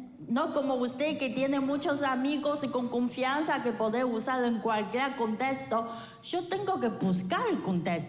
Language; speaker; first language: Spanish; non-native, fluent; Chinese